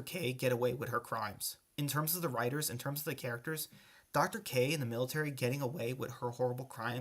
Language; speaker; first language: English; native; English